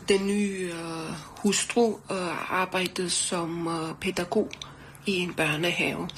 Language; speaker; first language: Danish; non-native, learner; Romanian